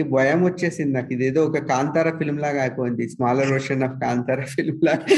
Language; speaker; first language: Telugu; non-native, local second language; Kannada